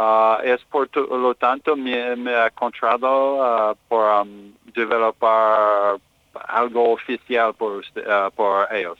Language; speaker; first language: Spanish; non-native, learner; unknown